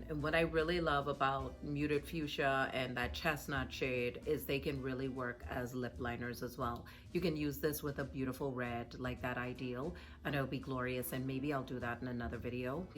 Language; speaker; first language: English; native; English